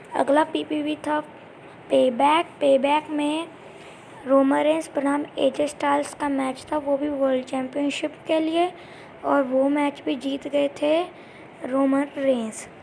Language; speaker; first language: Hindi; non-native, local second language; Punjabi